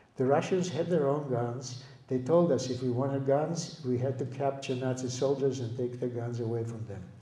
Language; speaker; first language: English; early bilingual, other home language; Lithuanian